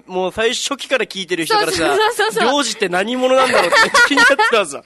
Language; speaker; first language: Japanese; native; Japanese